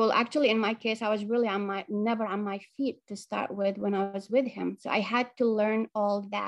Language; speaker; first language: English; non-native, fluent; Arabic